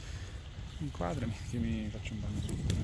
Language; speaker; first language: Italian; native; Italian